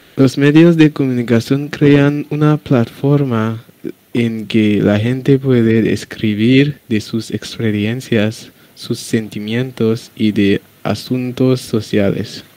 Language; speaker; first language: Spanish; non-native, learner; English